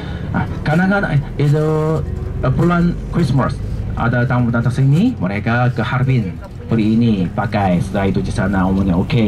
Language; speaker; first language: Indonesian; non-native, fluent; Chinese